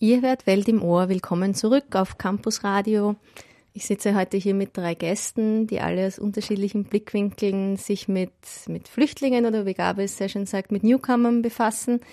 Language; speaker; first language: German; native; German